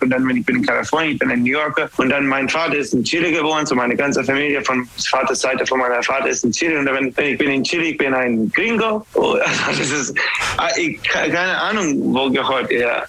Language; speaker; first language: German; non-native, learner; English